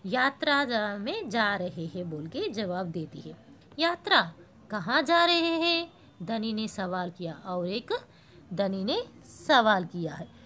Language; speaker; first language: Hindi; non-native, local second language; Telugu